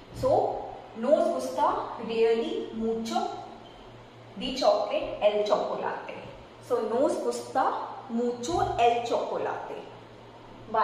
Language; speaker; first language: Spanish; non-native, fluent; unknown